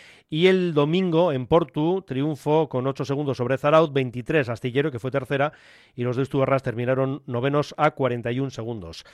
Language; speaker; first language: Spanish; native; Spanish